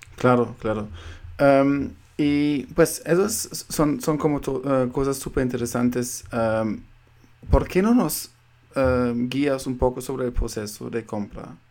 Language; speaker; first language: Spanish; non-native, fluent; German